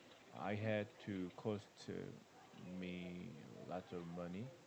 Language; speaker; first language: English; non-native, learner; Korean